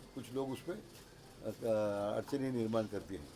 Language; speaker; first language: Hindi; non-native, local second language; Marathi